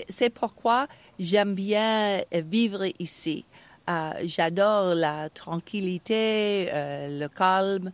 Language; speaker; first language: French; non-native, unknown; English